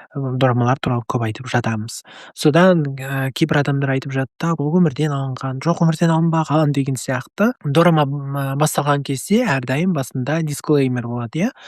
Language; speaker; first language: Kazakh; native; Kazakh